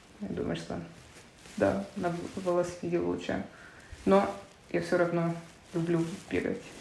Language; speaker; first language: Russian; non-native, learner; English